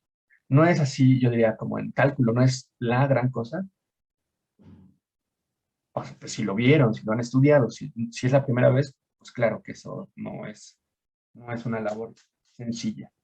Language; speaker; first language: Spanish; native; Spanish